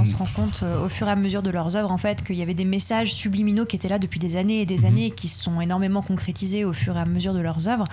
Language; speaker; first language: French; native; French